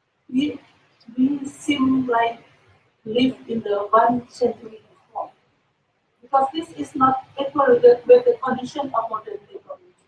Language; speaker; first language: English; non-native, learner; Indonesian